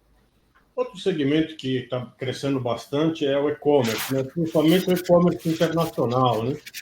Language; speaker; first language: Portuguese; native; Portuguese